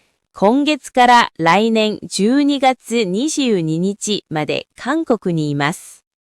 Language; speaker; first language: Japanese; non-native, fluent; Korean